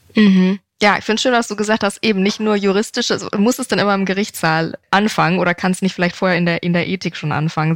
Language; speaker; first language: German; native; German